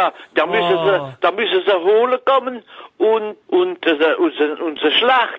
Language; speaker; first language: German; non-native, learner; French